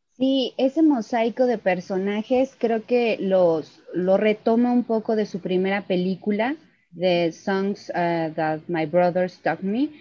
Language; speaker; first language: Spanish; native; Spanish